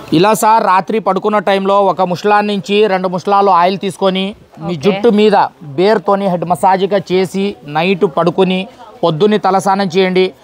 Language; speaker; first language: Telugu; non-native, learner; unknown